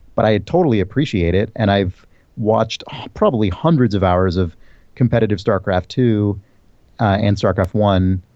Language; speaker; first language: English; native; English